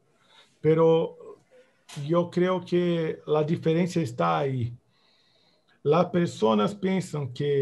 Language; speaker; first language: Spanish; non-native, fluent; Portuguese